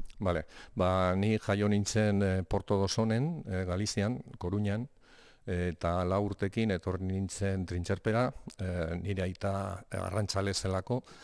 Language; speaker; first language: Basque; non-native, local second language; Spanish